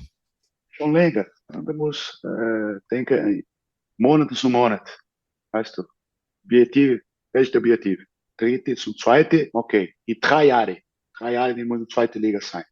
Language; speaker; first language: German; non-native, fluent; Portuguese